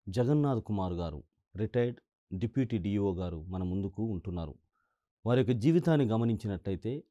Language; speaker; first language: Telugu; native; Telugu